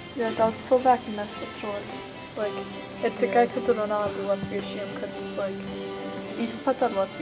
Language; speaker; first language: Latvian; early bilingual, heritage; Latvian